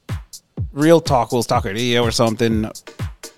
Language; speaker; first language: English; early bilingual, other home language; Spanish